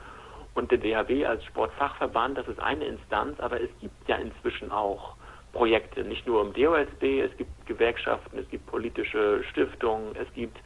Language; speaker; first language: German; native; German